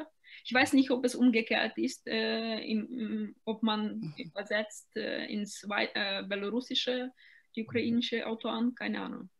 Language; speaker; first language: German; non-native, fluent; Ukrainian